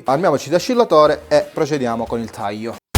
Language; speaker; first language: Italian; native; Italian